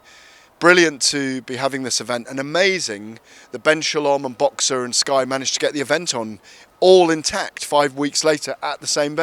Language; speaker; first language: English; native; English